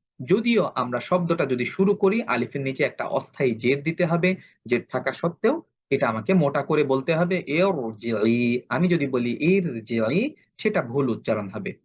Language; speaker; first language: Bangla; native; Bangla